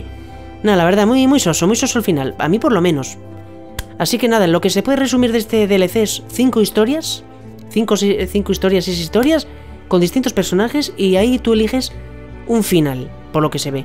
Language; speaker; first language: Spanish; native; Spanish